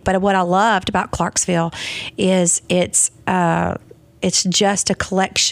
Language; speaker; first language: English; native; English